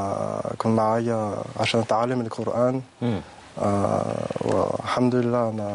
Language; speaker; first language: Arabic; non-native, learner; French